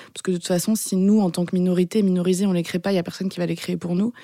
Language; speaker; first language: French; early bilingual, other home language; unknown